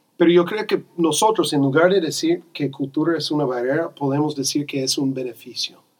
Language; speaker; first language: Spanish; non-native, fluent; English